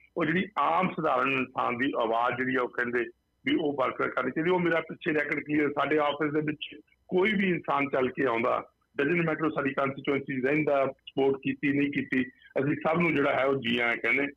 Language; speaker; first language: Punjabi; native; Punjabi